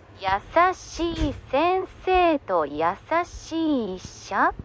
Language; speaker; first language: Japanese; non-native, learner; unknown